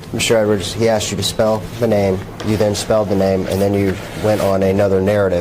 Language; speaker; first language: English; native; English